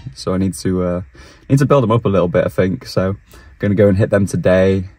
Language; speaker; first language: English; native; English